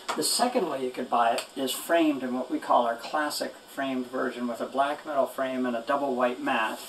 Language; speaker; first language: English; native; English